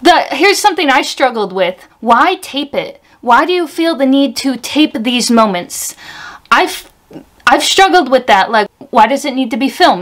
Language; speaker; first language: English; native; English